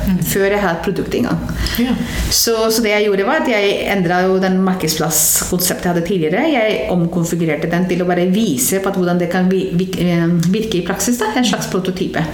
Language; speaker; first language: Norwegian; non-native, fluent; Hindi